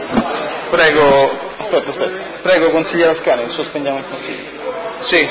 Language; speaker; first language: Italian; native; Italian